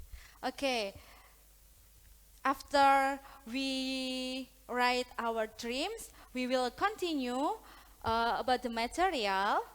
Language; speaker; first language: English; non-native, learner; Indonesian